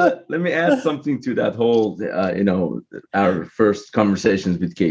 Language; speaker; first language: English; non-native, fluent; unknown